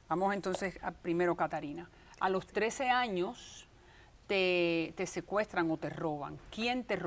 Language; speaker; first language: Spanish; native; Spanish